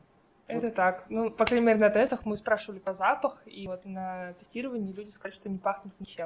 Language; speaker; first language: Russian; native; Russian